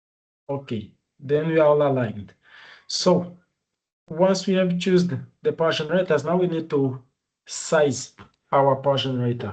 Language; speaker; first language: English; non-native, learner; Portuguese